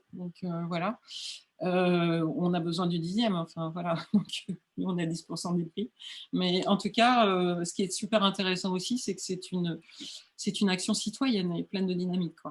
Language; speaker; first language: French; native; French